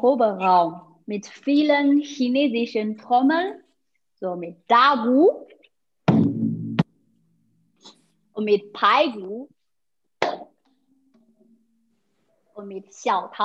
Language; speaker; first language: German; non-native, fluent; Chinese